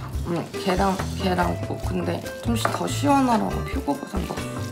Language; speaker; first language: Korean; native; Korean